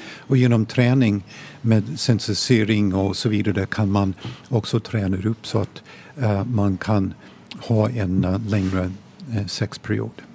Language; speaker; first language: Swedish; non-native, fluent; English